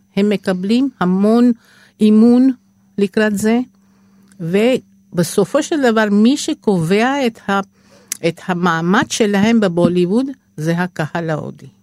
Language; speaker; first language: Hebrew; non-native, fluent; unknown